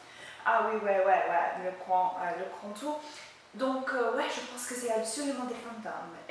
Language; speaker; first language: French; non-native, learner; English